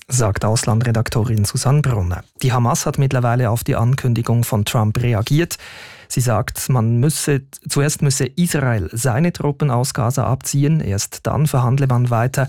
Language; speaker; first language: German; native; German